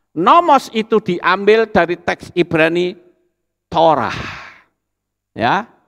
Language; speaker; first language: Indonesian; native; Indonesian